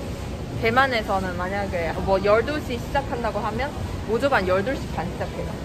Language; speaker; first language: Korean; non-native, fluent; Chinese